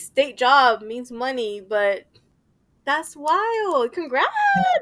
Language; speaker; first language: English; native; English